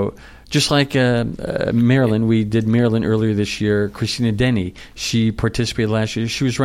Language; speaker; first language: English; native; English